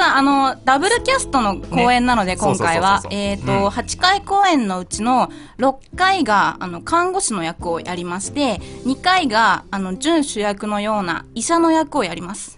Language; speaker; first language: Japanese; native; Japanese